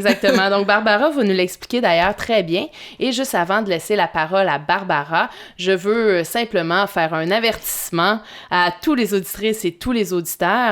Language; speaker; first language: French; native; French